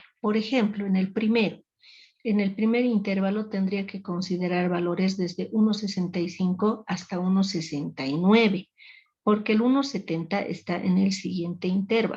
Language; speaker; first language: Spanish; native; Spanish